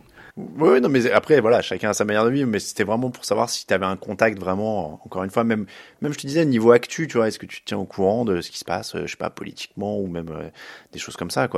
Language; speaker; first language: French; native; French